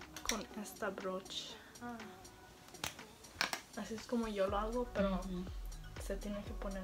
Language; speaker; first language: Spanish; early bilingual, heritage; Spanish